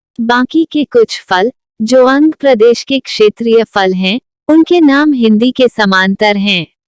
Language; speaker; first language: Hindi; non-native, local second language; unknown